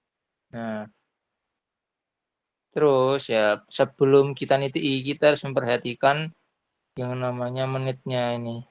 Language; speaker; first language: Indonesian; non-native, local second language; Javanese